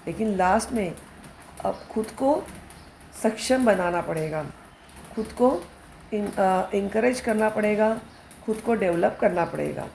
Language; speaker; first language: Hindi; non-native, local second language; Marathi